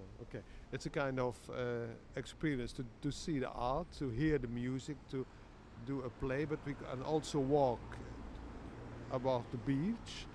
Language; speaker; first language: English; non-native, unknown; Dutch